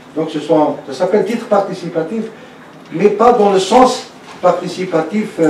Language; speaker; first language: French; non-native, local second language; Arabic